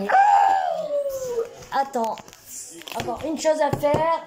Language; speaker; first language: French; native; French